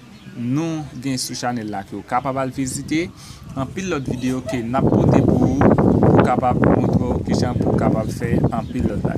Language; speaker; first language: French; non-native, local second language; Haitian Creole